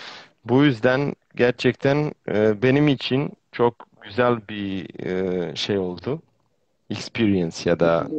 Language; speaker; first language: Turkish; non-native, fluent; Serbian